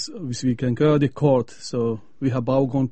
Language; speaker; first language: Danish; non-native, fluent; Arabic